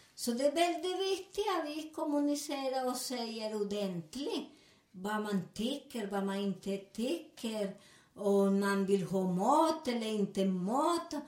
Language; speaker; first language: Swedish; non-native, learner; Spanish